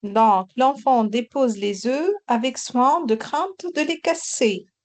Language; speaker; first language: French; non-native, local second language; Arabic